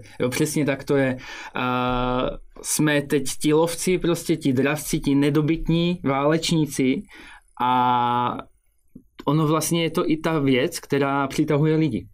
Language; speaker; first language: Czech; native; Czech